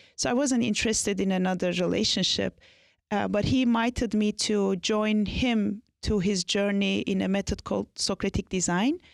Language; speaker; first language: English; non-native, fluent; Turkish